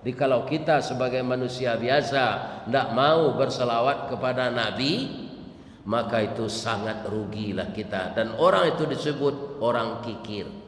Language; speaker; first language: Malay; non-native, local second language; Minangkabau